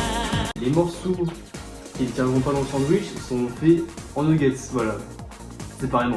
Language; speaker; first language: French; native; French